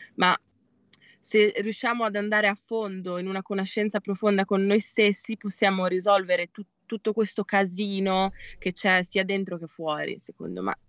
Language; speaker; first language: Italian; native; Italian